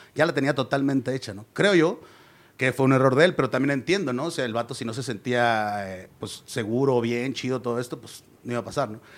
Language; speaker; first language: Spanish; native; Spanish